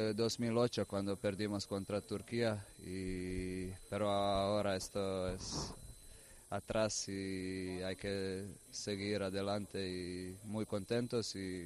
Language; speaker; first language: Spanish; non-native, fluent; Croatian